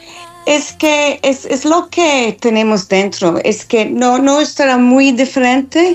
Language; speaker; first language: Spanish; non-native, fluent; English